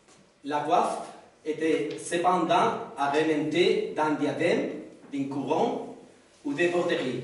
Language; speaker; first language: French; non-native, learner; Spanish